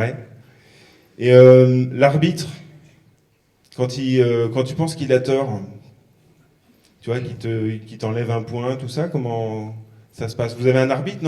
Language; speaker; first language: French; native; French